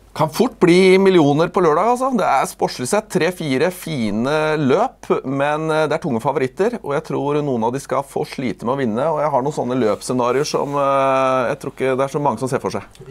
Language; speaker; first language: Norwegian; native; Norwegian